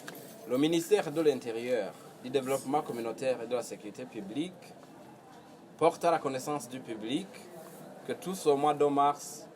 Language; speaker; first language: French; non-native, local second language; Rundi